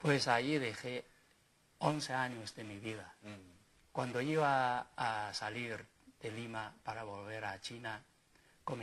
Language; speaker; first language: Spanish; non-native, fluent; Chinese